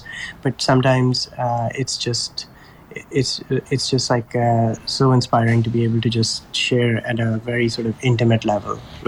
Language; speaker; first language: English; non-native, local second language; Urdu